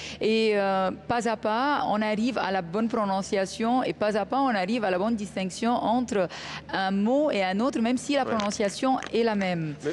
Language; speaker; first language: French; non-native, fluent; Arabic